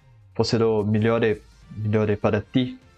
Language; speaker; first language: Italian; non-native, learner; Portuguese